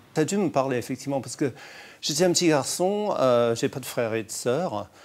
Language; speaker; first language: French; non-native, fluent; English